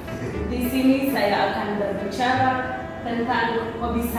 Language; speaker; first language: Indonesian; non-native, learner; Amharic